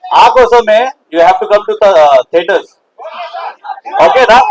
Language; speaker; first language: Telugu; non-native, local second language; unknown